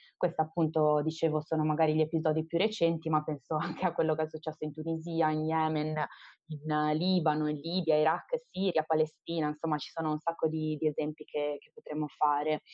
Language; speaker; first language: Italian; native; Italian